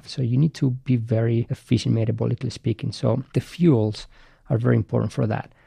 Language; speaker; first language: English; non-native, fluent; Spanish